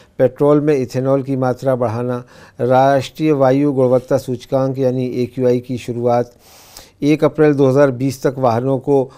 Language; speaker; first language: Hindi; native; Hindi